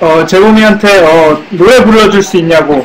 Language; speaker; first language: Korean; native; Korean